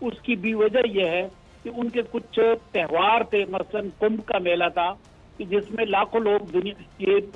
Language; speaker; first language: Urdu; native; Urdu